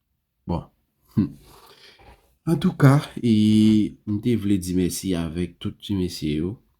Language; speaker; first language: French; non-native, learner; Haitian Creole